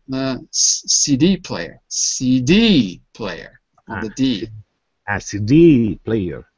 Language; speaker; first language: English; native; English